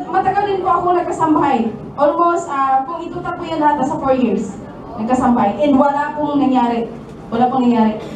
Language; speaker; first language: Filipino; non-native, local second language; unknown